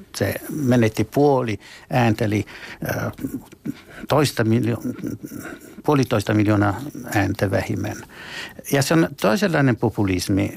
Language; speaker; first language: Finnish; non-native, fluent; Italian